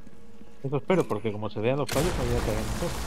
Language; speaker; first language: Spanish; native; Spanish